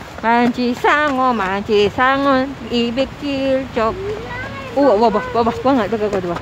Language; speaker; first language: Korean; non-native, learner; Filipino